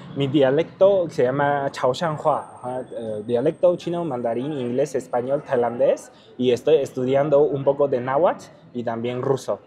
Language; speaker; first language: Spanish; non-native, fluent; Min Nan Chinese